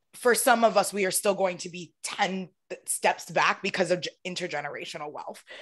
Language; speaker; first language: English; native; English